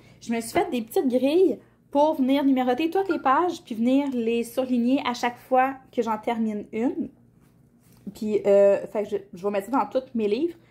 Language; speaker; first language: French; native; French